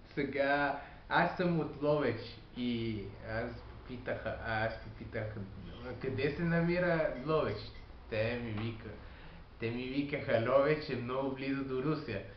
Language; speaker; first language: Bulgarian; non-native, learner; French